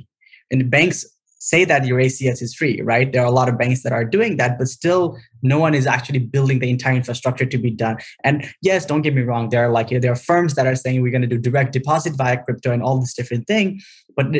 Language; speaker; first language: English; non-native, local second language; Nepali